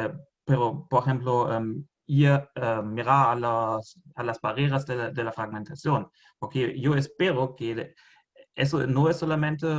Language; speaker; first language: Spanish; non-native, fluent; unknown